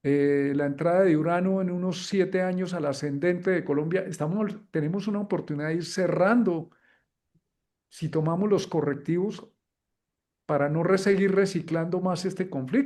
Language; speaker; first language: Spanish; native; Spanish